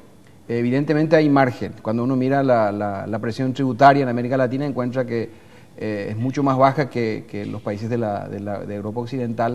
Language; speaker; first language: Spanish; native; Spanish